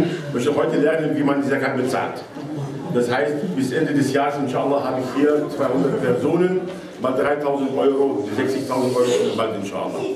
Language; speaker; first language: German; non-native, fluent; Arabic